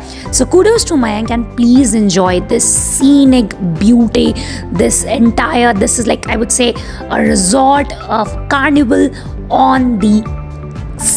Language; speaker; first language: Hindi; native; Hindi